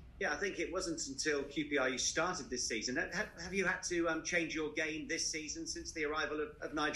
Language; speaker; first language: English; native; English